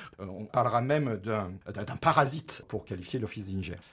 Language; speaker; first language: French; native; French